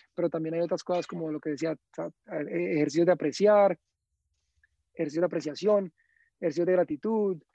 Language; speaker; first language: Spanish; native; Spanish